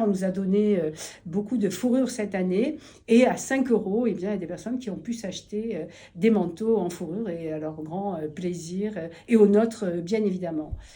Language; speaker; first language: French; native; French